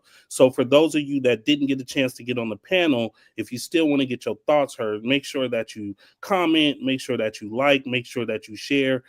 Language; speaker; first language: English; native; English